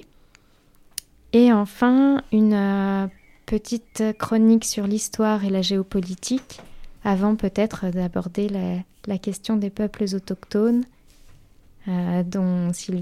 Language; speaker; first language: French; native; French